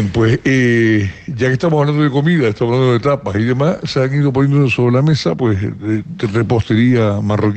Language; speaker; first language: Spanish; native; Spanish